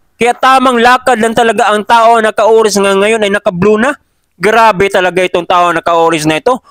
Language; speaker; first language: Filipino; non-native, local second language; Cebuano